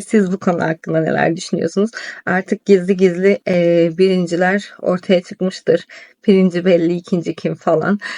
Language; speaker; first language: Turkish; native; Turkish